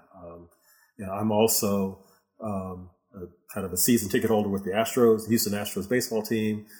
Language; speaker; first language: English; native; English